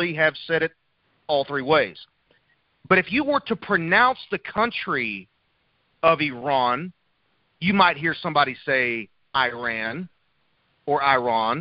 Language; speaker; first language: English; native; English